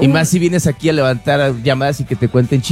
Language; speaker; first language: Spanish; native; Spanish